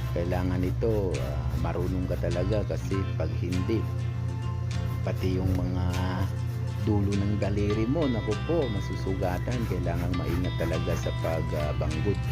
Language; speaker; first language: Filipino; non-native, local second language; Cebuano